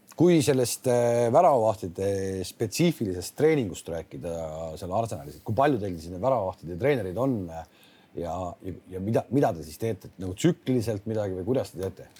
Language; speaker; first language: Estonian; native; Estonian